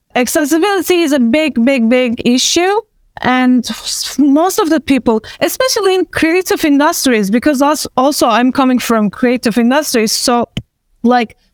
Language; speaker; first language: English; non-native, fluent; Turkish